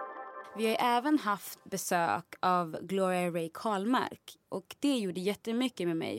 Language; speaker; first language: Swedish; native; Swedish